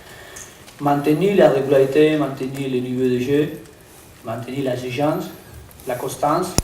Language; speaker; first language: French; non-native, learner; Spanish